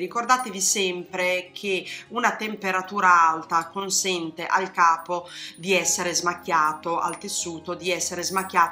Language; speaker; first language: Italian; native; Italian